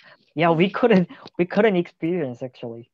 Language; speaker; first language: English; non-native, learner; Korean